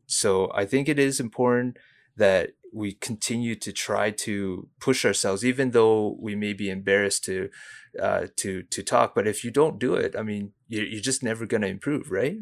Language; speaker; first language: English; early bilingual, other home language; Cantonese